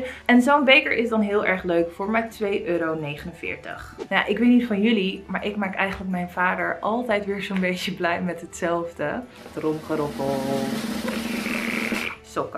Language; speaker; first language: Dutch; native; Dutch